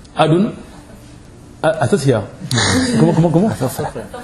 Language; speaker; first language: Spanish; non-native, local second language; Wolof